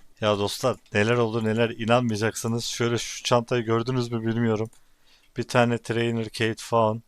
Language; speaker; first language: Turkish; native; Turkish